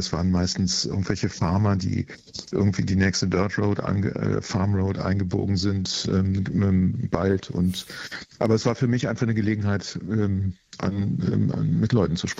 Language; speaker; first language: German; native; German